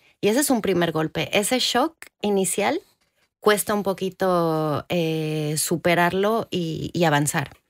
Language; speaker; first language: Spanish; native; Spanish